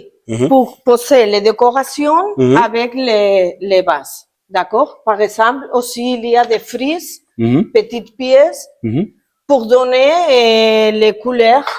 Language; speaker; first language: French; non-native, learner; Spanish